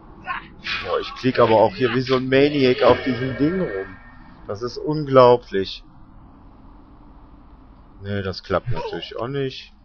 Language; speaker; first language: German; native; German